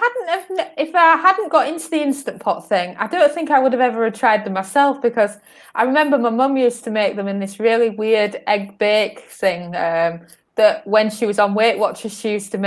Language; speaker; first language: English; native; English